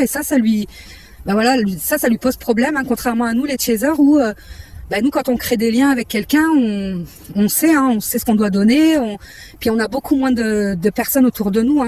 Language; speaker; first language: French; native; French